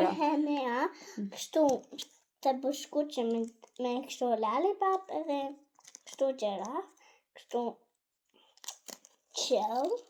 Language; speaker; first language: Albanian; early bilingual, heritage; Albanian